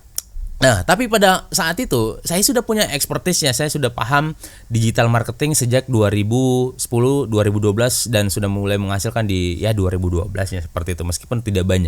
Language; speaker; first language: Indonesian; native; Indonesian